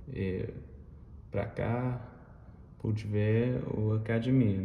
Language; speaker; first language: Portuguese; early bilingual, heritage; English